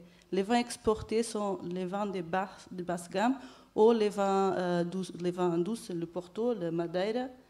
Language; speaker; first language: French; non-native, fluent; Portuguese